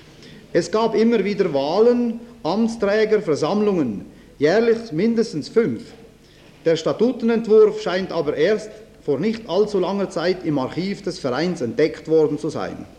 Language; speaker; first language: German; native; German